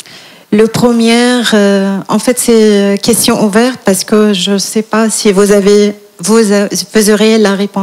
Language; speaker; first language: French; non-native, fluent; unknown